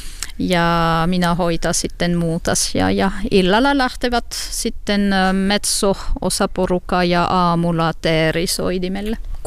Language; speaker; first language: Finnish; non-native, learner; French